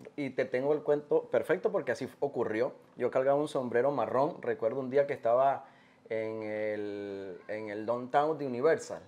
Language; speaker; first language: Spanish; native; Spanish